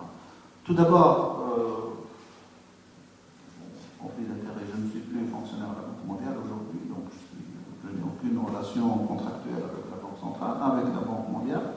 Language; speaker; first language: French; non-native, local second language; Arabic